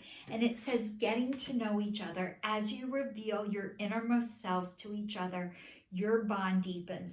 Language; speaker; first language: English; native; English